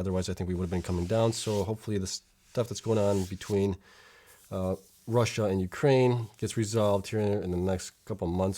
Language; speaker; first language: English; native; English